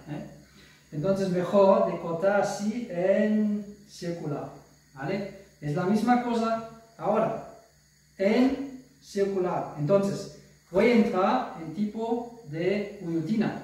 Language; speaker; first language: Spanish; non-native, fluent; German